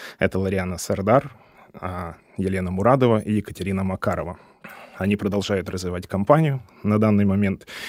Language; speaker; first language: Russian; native; Russian